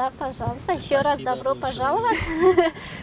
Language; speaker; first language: Russian; non-native, local second language; Tajik